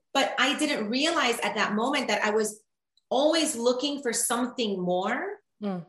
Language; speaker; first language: English; early bilingual, other home language; Spanish